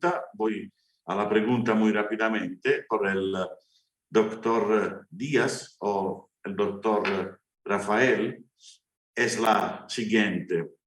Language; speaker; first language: Spanish; non-native, fluent; Italian